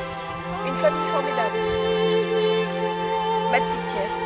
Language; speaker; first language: French; native; French